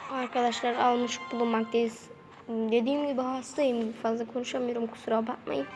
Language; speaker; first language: Turkish; native; Turkish